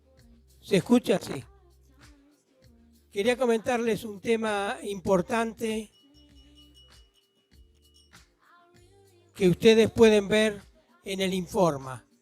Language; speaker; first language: Spanish; native; Spanish